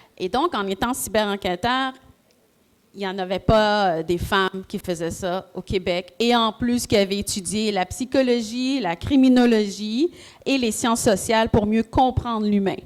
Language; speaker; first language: French; early bilingual, other home language; Haitian Creole